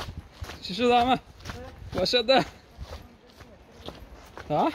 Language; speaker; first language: Norwegian; non-native, learner; Persian